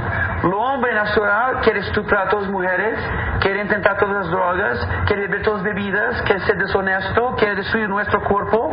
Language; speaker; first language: Spanish; non-native, fluent; Portuguese